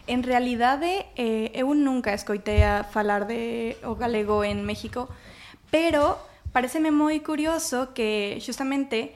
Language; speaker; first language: Galician; non-native, learner; Spanish